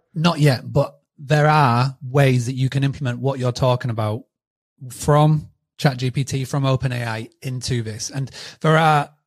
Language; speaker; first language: English; native; English